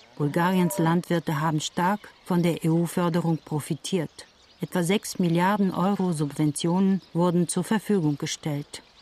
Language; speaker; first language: German; non-native, fluent; Bulgarian